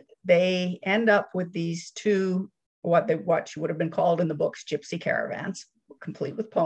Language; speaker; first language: English; native; English